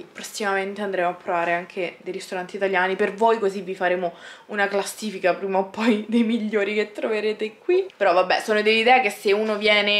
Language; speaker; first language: Italian; native; Italian